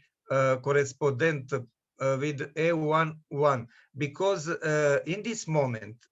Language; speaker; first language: English; non-native, learner; Serbian